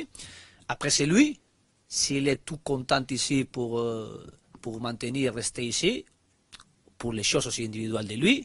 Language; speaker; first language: French; non-native, learner; Spanish